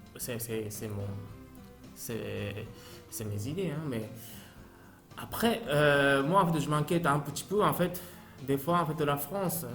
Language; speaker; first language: French; non-native, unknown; Japanese